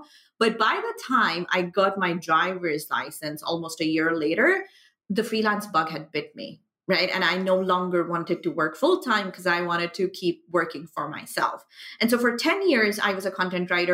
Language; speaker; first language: English; non-native, local second language; Urdu